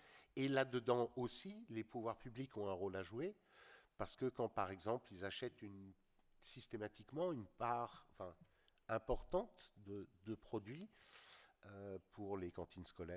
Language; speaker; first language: French; native; French